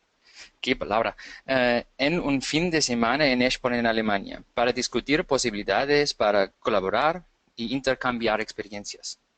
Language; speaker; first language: Spanish; non-native, fluent; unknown